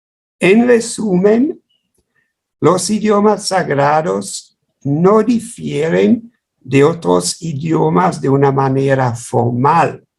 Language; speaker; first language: Spanish; non-native, fluent; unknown